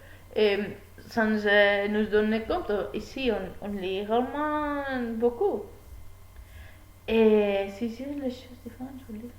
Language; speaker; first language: French; non-native, learner; Spanish